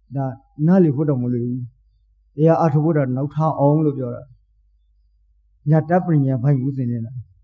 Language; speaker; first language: Burmese; native; Burmese